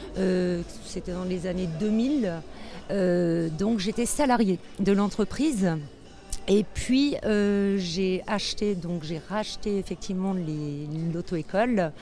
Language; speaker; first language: French; native; French